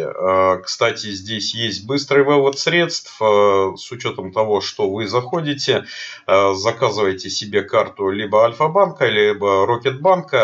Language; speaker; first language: Russian; native; Russian